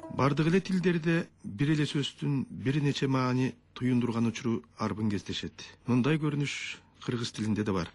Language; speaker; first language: Kyrgyz; native; Kyrgyz